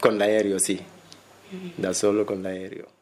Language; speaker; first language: Italian; non-native, fluent; Wolof